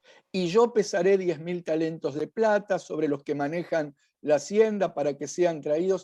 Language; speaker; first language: Spanish; native; Spanish